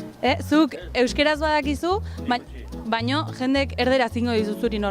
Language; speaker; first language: Basque; native; Basque